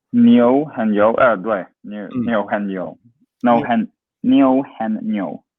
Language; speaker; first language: Chinese; non-native, learner; English